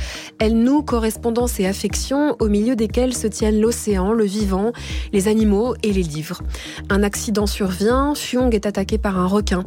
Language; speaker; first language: French; native; French